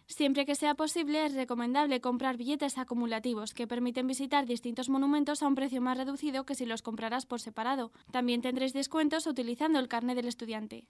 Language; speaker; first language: Spanish; native; Spanish